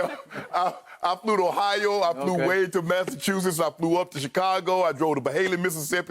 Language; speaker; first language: English; native; English